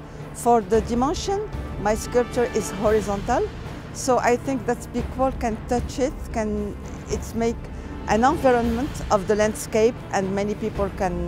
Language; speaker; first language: English; non-native, learner; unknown